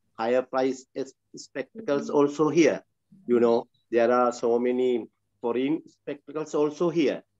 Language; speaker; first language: English; non-native, learner; Sinhala